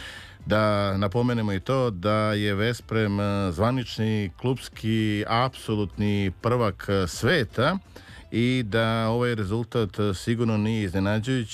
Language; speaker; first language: Serbian; native; Serbian